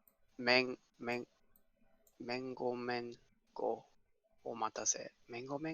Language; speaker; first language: Japanese; non-native, learner; English